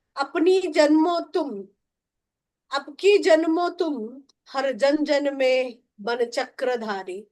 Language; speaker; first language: Hindi; non-native, local second language; Bhojpuri